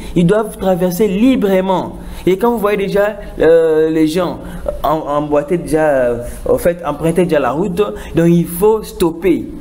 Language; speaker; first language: French; non-native, local second language; Lingala